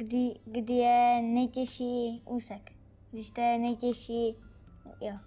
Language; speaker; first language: Czech; early bilingual, heritage; Czech